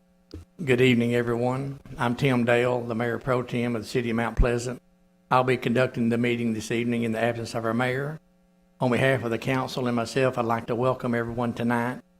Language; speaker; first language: English; native; English